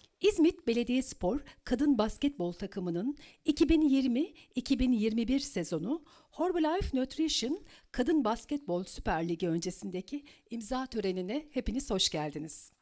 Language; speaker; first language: Turkish; native; Turkish